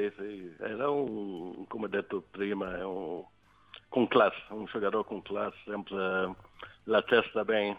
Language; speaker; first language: Italian; non-native, learner; Swedish